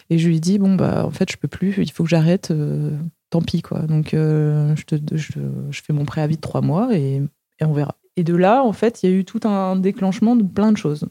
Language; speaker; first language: French; native; French